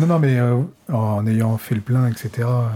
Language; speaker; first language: French; native; French